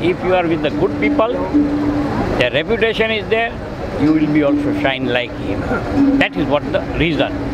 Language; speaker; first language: English; non-native, local second language; Gujarati